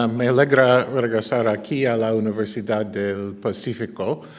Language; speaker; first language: Spanish; non-native, learner; English